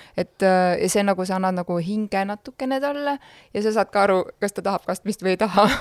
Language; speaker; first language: Estonian; native; Estonian